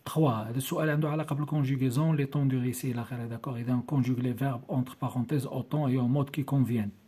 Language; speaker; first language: French; non-native, local second language; Arabic